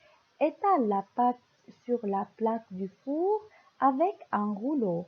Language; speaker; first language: French; non-native, local second language; Arabic